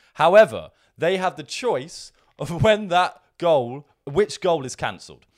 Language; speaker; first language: English; native; English